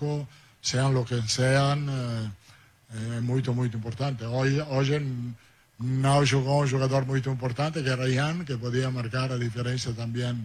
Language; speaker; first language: Portuguese; non-native, learner; Italian